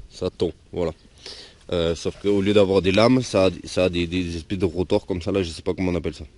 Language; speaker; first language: French; native; French